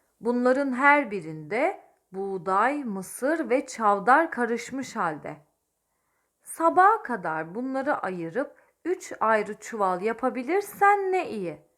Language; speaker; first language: Turkish; native; Turkish